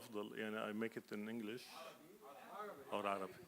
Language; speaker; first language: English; non-native, fluent; Arabic